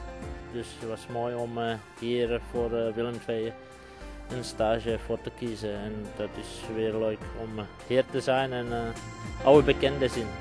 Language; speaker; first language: Dutch; non-native, fluent; Czech